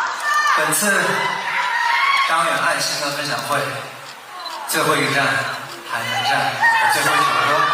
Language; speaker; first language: Chinese; native; Chinese